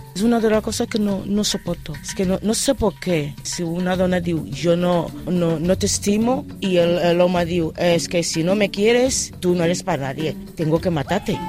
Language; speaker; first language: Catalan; non-native, fluent; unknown